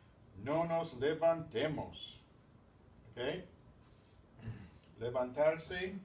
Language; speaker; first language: Spanish; non-native, fluent; English